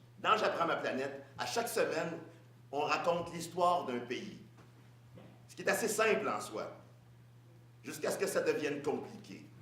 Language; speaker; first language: French; early bilingual, other home language; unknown